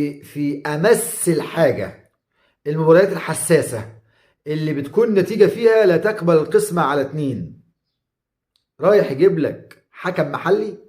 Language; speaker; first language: Arabic; native; Arabic